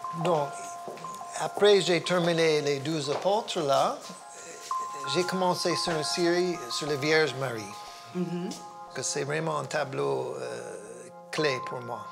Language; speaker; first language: French; non-native, fluent; English